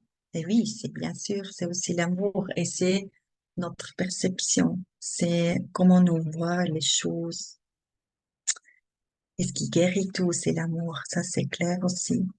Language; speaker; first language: French; non-native, learner; German